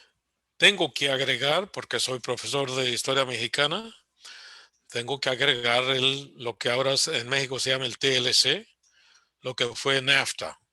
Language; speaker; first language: Spanish; early bilingual, heritage; Spanish